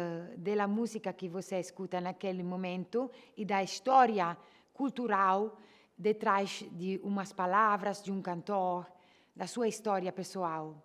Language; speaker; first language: Portuguese; non-native, learner; Italian